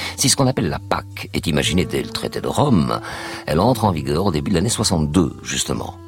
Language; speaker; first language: French; native; French